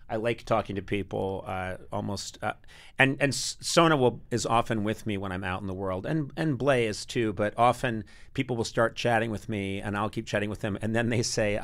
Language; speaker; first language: English; native; English